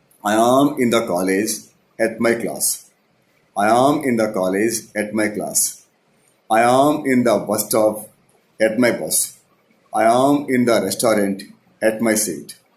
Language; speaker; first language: English; non-native, local second language; Telugu